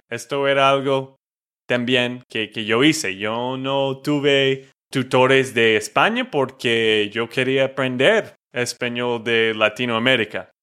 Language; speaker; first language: Spanish; non-native, fluent; English